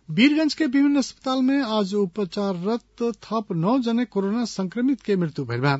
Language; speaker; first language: Bhojpuri; non-native, local second language; Nepali